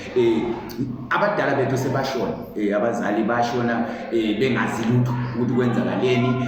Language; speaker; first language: Zulu; native; Zulu